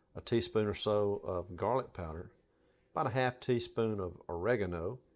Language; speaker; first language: English; native; English